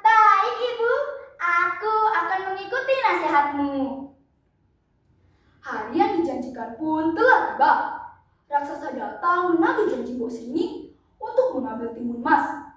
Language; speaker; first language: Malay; non-native, local second language; Balinese